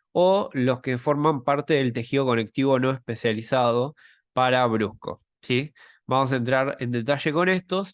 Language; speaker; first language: Spanish; native; Spanish